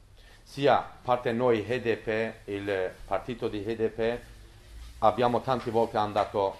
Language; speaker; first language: Italian; non-native, learner; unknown